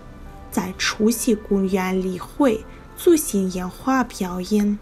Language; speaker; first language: Chinese; non-native, learner; Russian